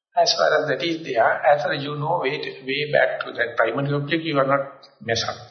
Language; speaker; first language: English; non-native, local second language; Sinhala